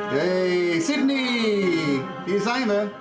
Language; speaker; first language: Dutch; early bilingual, heritage; Dutch